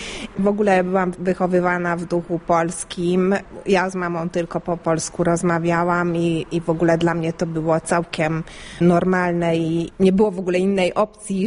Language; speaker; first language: Polish; early bilingual, heritage; Polish